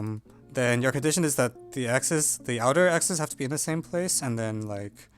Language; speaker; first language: English; native; English